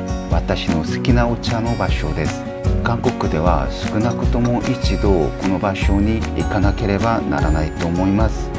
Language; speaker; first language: Japanese; non-native, learner; Korean